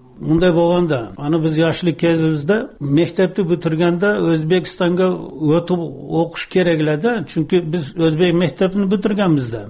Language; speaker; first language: Kyrgyz; non-native, local second language; Uyghur